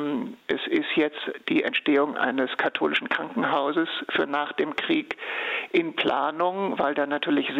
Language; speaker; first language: German; native; German